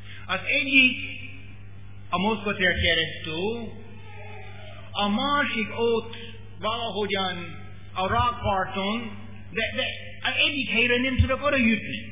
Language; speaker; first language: Hungarian; non-native, learner; English